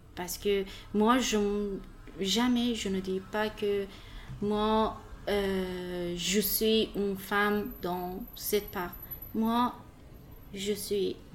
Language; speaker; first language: French; non-native, learner; Persian